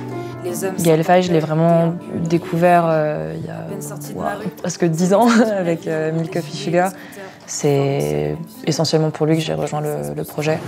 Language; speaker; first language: French; native; French